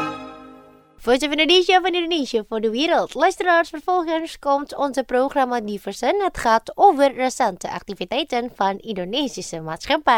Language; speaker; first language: Dutch; non-native, fluent; Indonesian